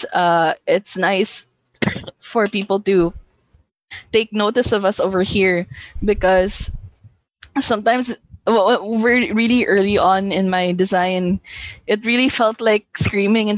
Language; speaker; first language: English; non-native, local second language; Hiligaynon